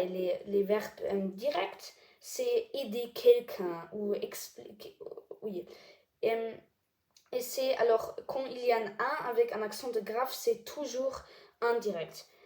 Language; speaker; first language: French; non-native, learner; German